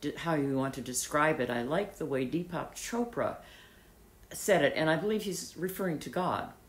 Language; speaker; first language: English; native; English